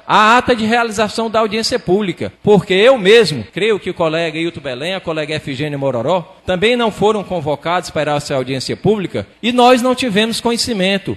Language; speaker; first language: Portuguese; native; Portuguese